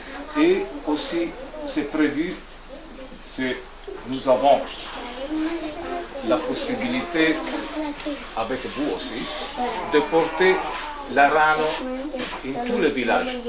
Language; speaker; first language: French; non-native, fluent; Italian